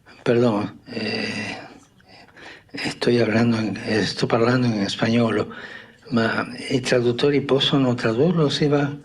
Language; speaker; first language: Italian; non-native, fluent; Spanish